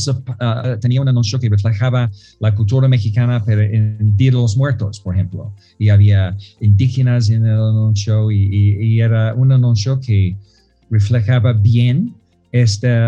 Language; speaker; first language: Spanish; non-native, fluent; English